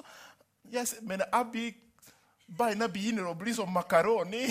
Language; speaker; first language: Swedish; non-native, fluent; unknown